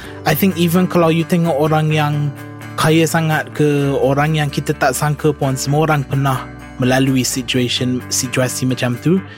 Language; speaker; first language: Malay; non-native, fluent; English